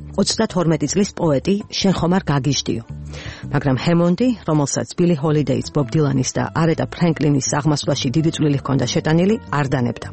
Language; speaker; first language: Georgian; native; Georgian